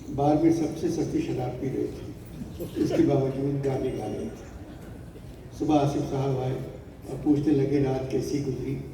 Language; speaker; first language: Urdu; native; Urdu